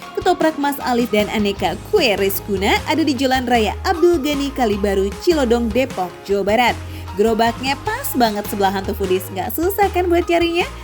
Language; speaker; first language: Indonesian; native; Indonesian